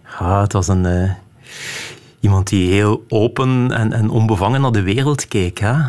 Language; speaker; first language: Dutch; native; Dutch